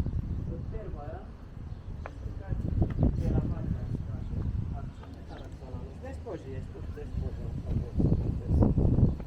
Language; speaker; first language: Russian; non-native, learner; Turkish